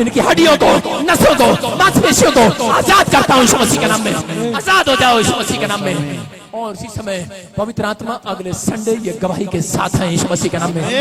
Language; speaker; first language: Hindi; non-native, local second language; Punjabi